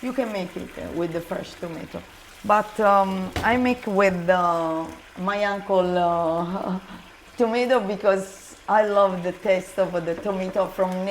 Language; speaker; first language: English; non-native, learner; Italian